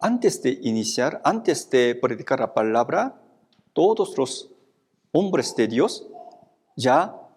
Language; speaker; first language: Spanish; non-native, fluent; Korean